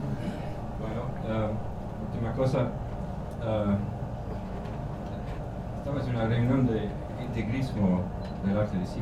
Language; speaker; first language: Spanish; non-native, learner; German